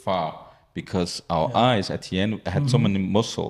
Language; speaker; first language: English; non-native, fluent; Portuguese